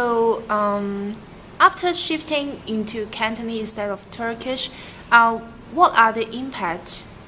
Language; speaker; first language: English; non-native, learner; Cantonese